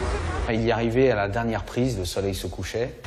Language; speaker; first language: French; native; French